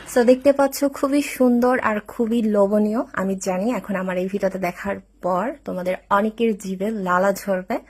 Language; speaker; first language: Bangla; non-native, local second language; Chakma